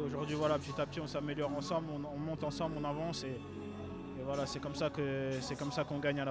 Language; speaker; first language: French; native; French